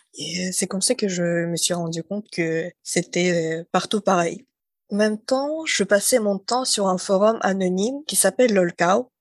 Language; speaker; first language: French; non-native, fluent; Russian